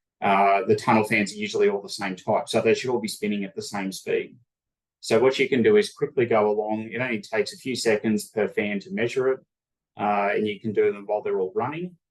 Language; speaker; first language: English; native; English